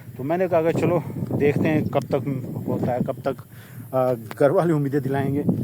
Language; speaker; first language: Urdu; non-native, local second language; Pashto